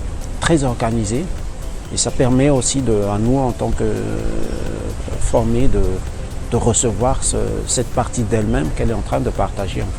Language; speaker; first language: French; non-native, local second language; Malagasy